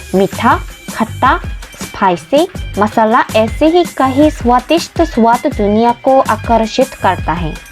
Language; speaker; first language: Hindi; non-native, fluent; Korean